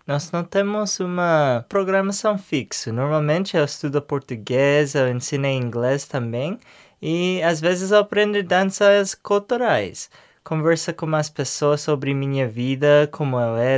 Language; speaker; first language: Portuguese; non-native, learner; English